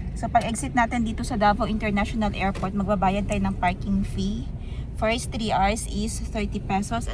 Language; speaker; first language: Filipino; non-native, local second language; Cebuano